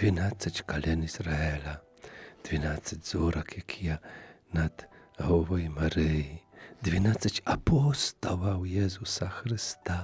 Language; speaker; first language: Belarusian; native; Belarusian